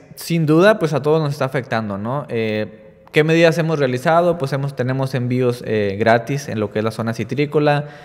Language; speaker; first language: Spanish; native; Spanish